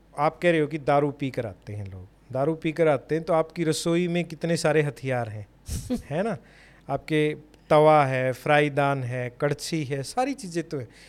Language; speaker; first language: Hindi; native; Hindi